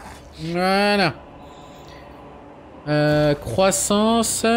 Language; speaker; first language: French; native; French